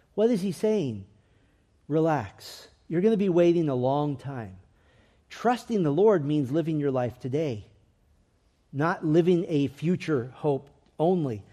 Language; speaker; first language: English; native; English